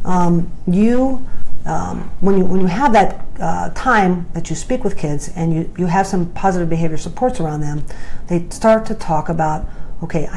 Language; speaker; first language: English; native; English